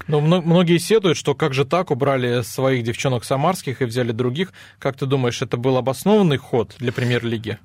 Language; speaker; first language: Russian; native; Russian